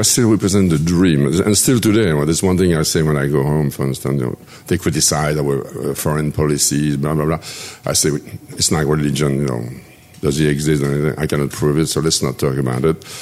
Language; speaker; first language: English; non-native, fluent; French